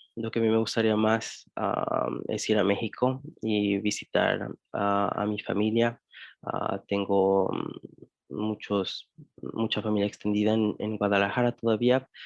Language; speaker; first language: Spanish; early bilingual, heritage; Spanish